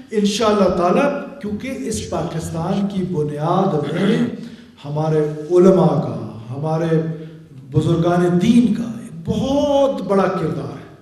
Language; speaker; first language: Urdu; non-native, local second language; Baluchi